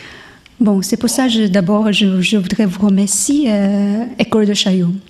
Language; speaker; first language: French; non-native, learner; Chinese